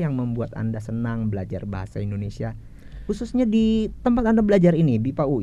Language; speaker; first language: Indonesian; native; Indonesian